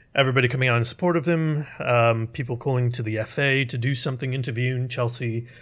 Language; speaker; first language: English; early bilingual, other home language; Urdu